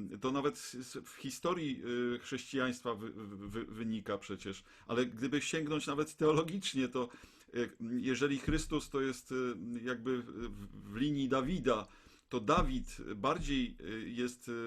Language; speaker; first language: Polish; native; Polish